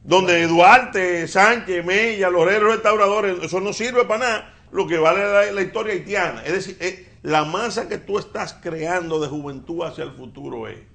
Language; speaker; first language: Spanish; native; Spanish